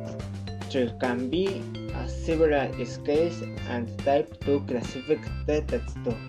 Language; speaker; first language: English; non-native, learner; Spanish